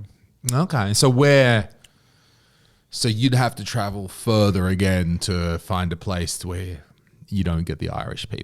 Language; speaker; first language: English; native; English